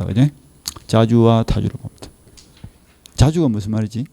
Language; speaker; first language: Korean; native; Korean